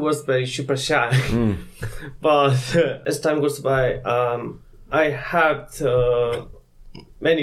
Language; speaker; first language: English; non-native, learner; Korean